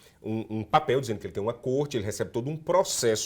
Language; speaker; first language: Portuguese; native; Portuguese